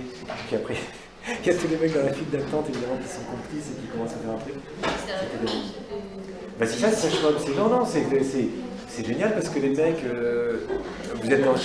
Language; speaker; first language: French; native; French